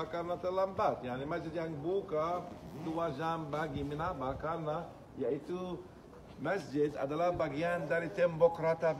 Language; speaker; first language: Indonesian; non-native, fluent; Arabic